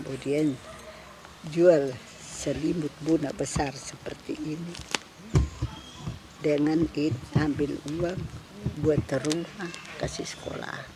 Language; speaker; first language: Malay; non-native, local second language; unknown